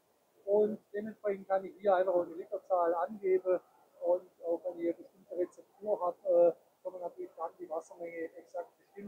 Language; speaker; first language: German; native; German